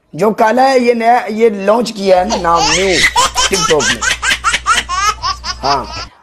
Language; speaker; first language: Urdu; native; Urdu